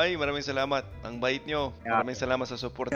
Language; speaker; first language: Filipino; non-native, fluent; English